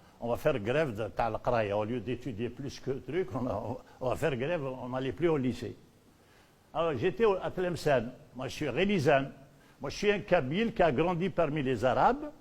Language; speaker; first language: French; non-native, local second language; Berber languages